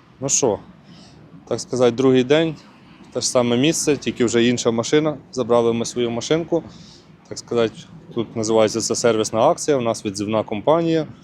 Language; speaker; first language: Ukrainian; non-native, local second language; Russian